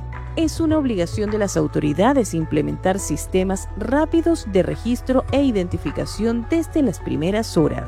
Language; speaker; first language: Spanish; native; Spanish